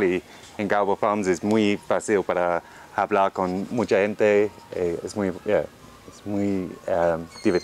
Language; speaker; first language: Spanish; non-native, learner; English